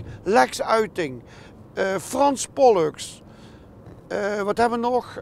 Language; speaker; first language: Dutch; native; Dutch